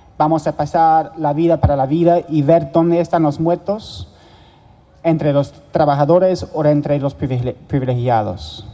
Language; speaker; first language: Spanish; non-native, fluent; English